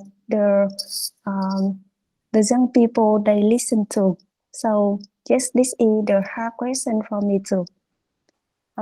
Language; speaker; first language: English; non-native, fluent; Vietnamese